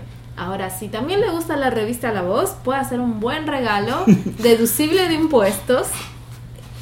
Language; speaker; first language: Spanish; native; Spanish